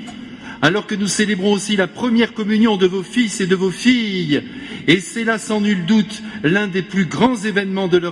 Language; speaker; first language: French; native; French